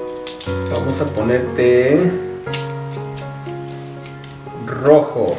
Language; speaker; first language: Spanish; early bilingual, heritage; Spanish